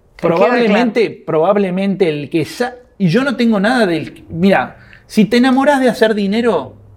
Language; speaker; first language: Spanish; native; Spanish